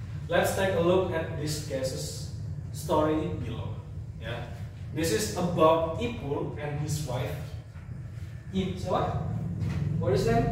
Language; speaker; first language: English; non-native, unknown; Indonesian